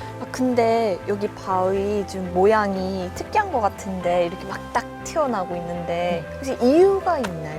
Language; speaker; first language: Korean; non-native, fluent; English